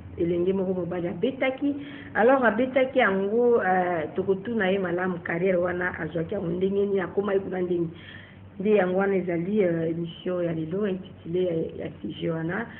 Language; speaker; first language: Lingala; native; Lingala